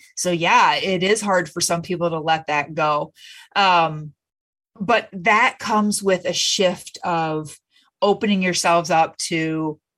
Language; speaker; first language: English; native; English